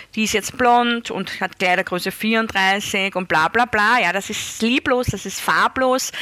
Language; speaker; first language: German; native; German